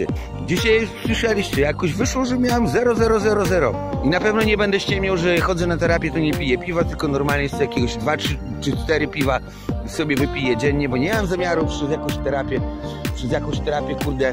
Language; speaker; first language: Polish; native; Polish